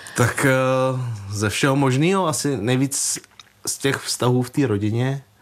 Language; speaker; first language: Czech; early bilingual, other home language; Vietnamese